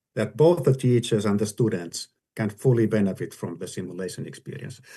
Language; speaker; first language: English; non-native, fluent; Finnish